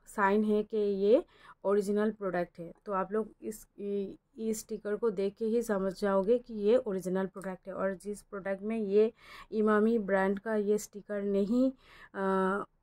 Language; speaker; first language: Hindi; non-native, local second language; Bangla